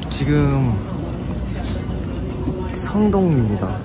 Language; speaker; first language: Korean; non-native, learner; Thai